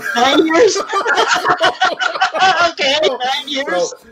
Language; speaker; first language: English; native; English